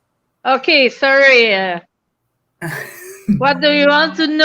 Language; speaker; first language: English; non-native, local second language; French